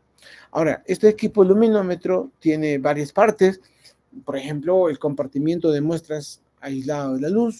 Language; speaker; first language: Spanish; native; Spanish